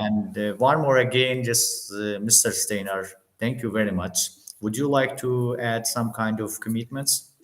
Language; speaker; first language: English; non-native, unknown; Azerbaijani